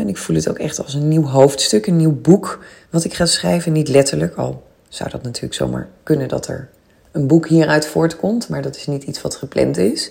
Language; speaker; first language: Dutch; native; Dutch